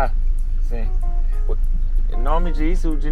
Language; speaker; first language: Portuguese; non-native, learner; English